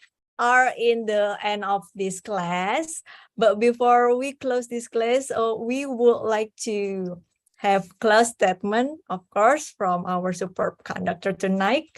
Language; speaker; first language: English; non-native, fluent; Indonesian